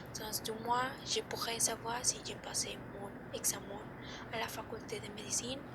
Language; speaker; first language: French; non-native, learner; Spanish